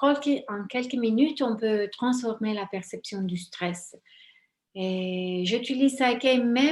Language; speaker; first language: French; non-native, fluent; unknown